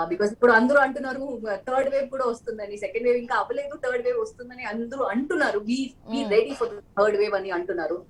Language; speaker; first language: Telugu; non-native, local second language; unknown